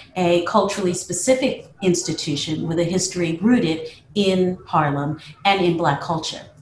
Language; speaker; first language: English; native; English